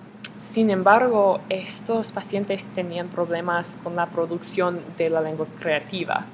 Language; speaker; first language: Spanish; non-native, learner; English